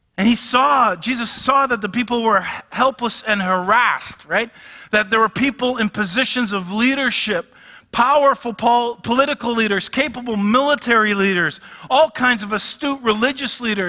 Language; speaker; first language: English; native; English